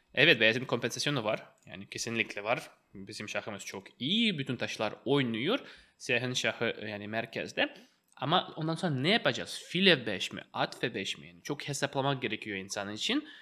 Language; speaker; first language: Turkish; non-native, fluent; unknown